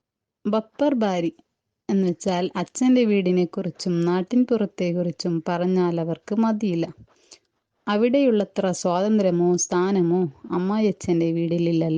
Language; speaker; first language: Malayalam; native; Malayalam